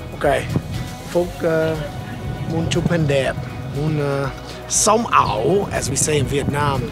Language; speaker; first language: Vietnamese; non-native, learner; English